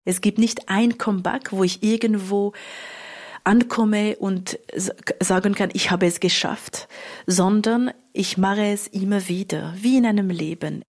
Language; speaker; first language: German; non-native, local second language; French